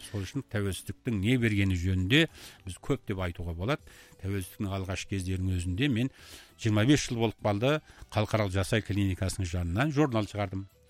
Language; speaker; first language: Kazakh; early bilingual, heritage; Kazakh